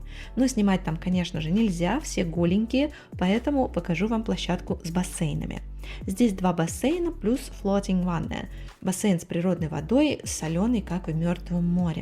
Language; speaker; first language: Russian; native; Russian